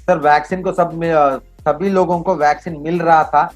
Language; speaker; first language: Hindi; non-native, local second language; Kannada